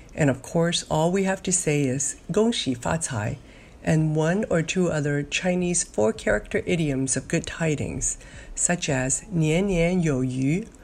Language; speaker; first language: English; non-native, local second language; Cantonese